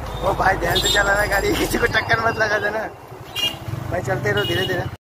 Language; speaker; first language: Hindi; non-native, local second language; Bangla